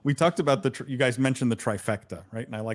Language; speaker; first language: English; native; English